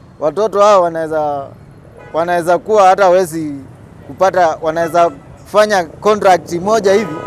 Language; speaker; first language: Swahili; non-native, local second language; Kamba